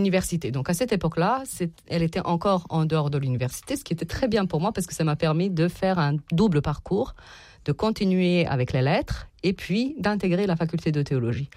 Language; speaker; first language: French; non-native, fluent; Serbian